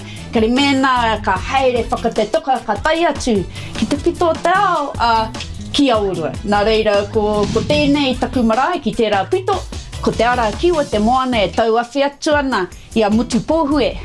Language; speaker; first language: Māori; non-native, local second language; English